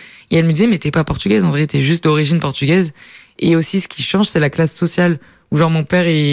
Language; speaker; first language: French; native; French